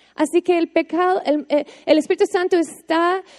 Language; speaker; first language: Spanish; non-native, fluent; English